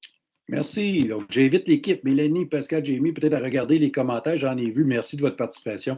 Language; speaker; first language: French; native; French